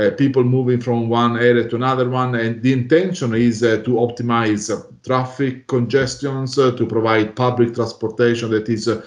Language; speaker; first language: English; non-native, fluent; Italian